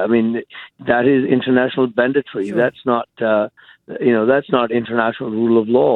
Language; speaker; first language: English; non-native, local second language; Punjabi